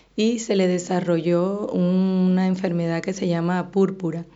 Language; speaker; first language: Spanish; native; Spanish